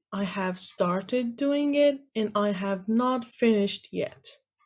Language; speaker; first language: English; non-native, fluent; Azerbaijani